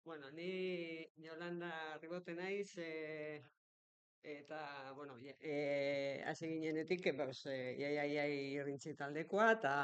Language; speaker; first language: Basque; non-native, local second language; Spanish